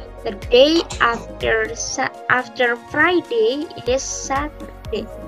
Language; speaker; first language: English; non-native, learner; Indonesian